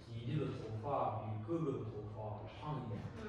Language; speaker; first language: Chinese; non-native, learner; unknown